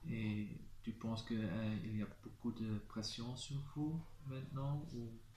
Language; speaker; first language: French; non-native, learner; Dutch